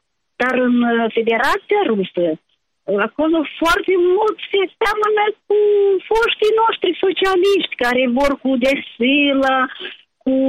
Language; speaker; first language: Romanian; native; Romanian